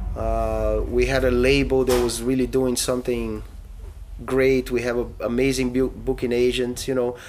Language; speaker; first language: English; non-native, fluent; Portuguese